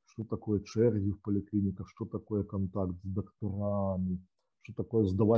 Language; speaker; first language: Polish; non-native, learner; Belarusian